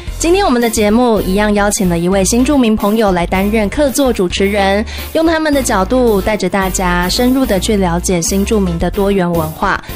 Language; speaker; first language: Chinese; native; Chinese